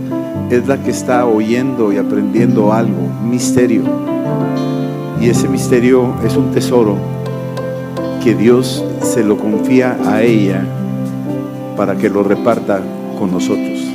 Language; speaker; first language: Spanish; native; Spanish